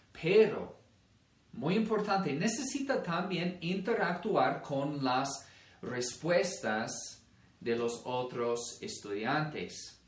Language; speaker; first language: Spanish; non-native, fluent; English